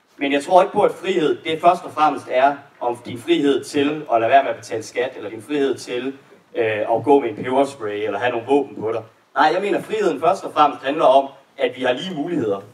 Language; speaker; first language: Danish; native; Danish